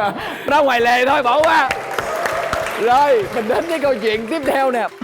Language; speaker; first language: Vietnamese; native; Vietnamese